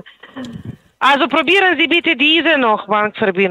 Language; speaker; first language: German; non-native, fluent; Polish